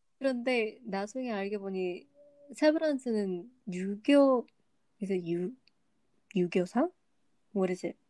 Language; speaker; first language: Korean; non-native, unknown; Vietnamese